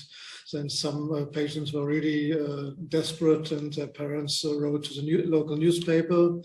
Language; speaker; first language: English; non-native, fluent; German